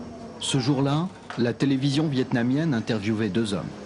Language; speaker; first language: French; native; French